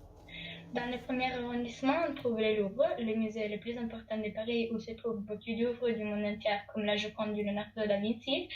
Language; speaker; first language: French; non-native, learner; Italian